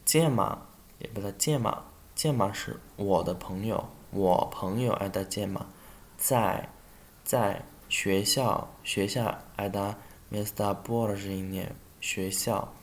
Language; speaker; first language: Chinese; non-native, fluent; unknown